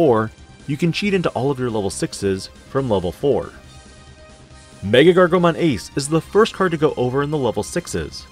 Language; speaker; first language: English; native; English